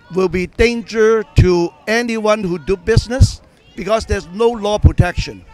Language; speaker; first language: English; non-native, local second language; Cantonese